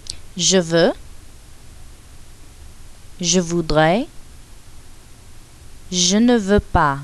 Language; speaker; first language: French; non-native, fluent; English